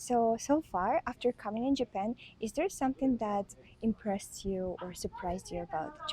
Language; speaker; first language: English; non-native, fluent; Russian